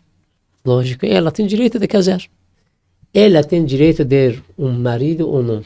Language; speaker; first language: Portuguese; non-native, learner; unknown